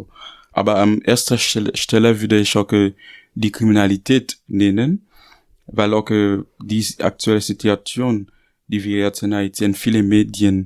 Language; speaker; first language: German; non-native, learner; Haitian Creole